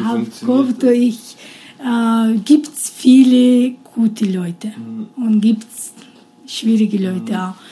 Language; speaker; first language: German; non-native, learner; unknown